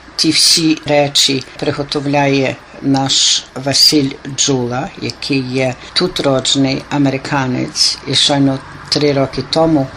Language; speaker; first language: Ukrainian; early bilingual, heritage; Ukrainian